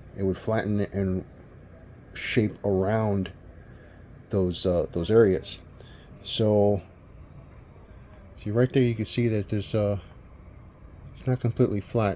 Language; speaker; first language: English; native; English